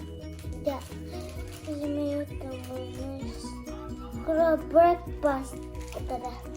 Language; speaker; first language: Japanese; non-native, learner; Filipino